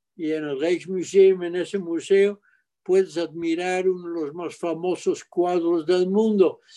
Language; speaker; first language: Spanish; non-native, fluent; Dutch